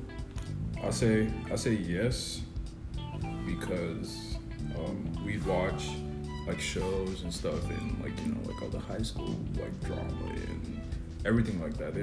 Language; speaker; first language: English; non-native, local second language; Yoruba